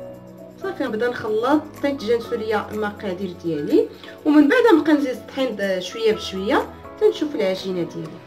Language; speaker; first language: Arabic; native; Arabic